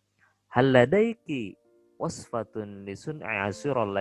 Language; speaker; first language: Arabic; non-native, fluent; Indonesian